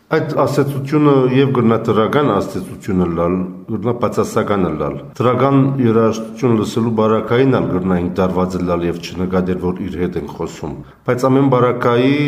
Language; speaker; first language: Armenian; early bilingual, heritage; Armenian